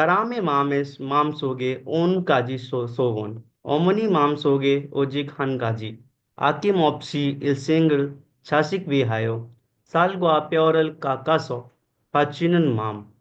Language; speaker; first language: Korean; non-native, learner; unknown